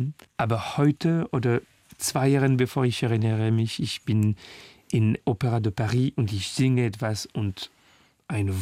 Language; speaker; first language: German; non-native, learner; French